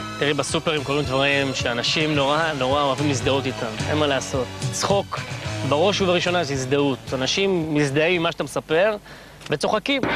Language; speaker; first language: Hebrew; native; Hebrew